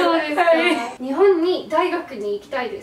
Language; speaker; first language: Japanese; non-native, fluent; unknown